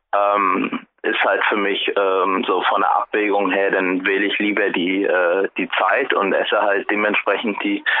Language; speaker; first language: German; native; German